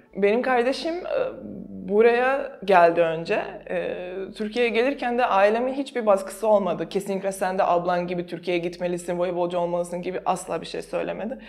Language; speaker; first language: Turkish; non-native, fluent; Serbian